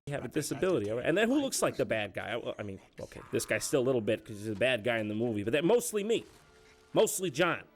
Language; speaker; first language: English; native; English